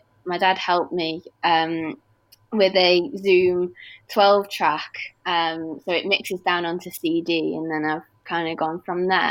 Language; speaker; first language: English; native; English